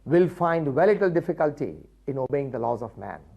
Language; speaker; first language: English; non-native, local second language; Gujarati